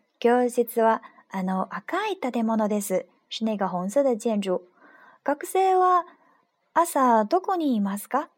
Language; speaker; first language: Japanese; non-native, fluent; Chinese